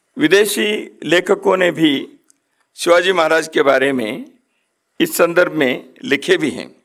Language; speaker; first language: Hindi; non-native, local second language; Kannada